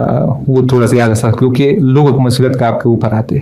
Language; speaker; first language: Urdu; non-native, learner; Pashto